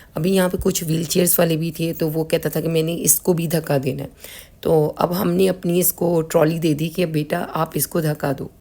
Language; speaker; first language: Urdu; native; Urdu